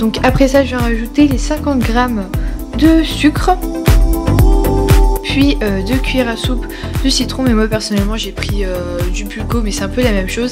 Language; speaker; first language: French; native; French